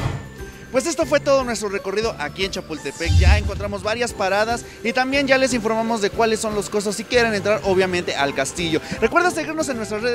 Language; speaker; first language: Spanish; native; Spanish